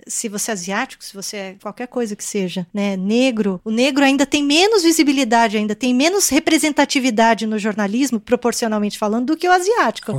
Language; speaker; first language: Portuguese; native; Portuguese